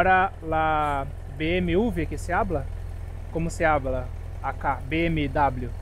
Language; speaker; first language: Spanish; non-native, learner; Portuguese